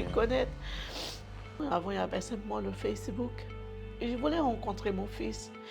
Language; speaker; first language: French; non-native, learner; Portuguese